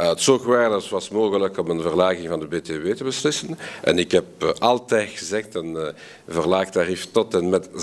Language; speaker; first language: Dutch; non-native, local second language; French